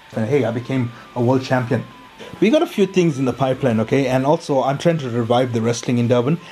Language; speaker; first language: English; native; English